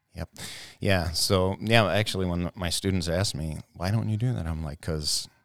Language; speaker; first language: English; native; English